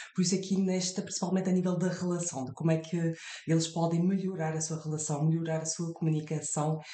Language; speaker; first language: Portuguese; early bilingual, heritage; French